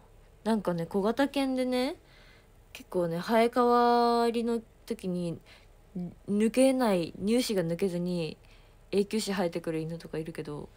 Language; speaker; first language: Japanese; native; Japanese